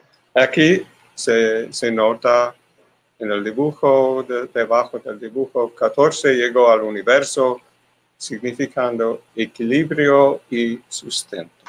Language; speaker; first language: Spanish; non-native, learner; English